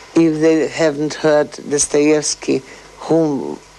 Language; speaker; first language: English; non-native, fluent; Russian